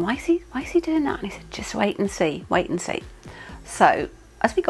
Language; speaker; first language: English; native; English